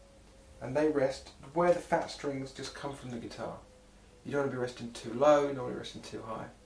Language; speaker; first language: English; native; English